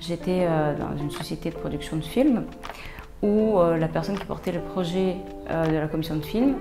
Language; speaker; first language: English; non-native, learner; French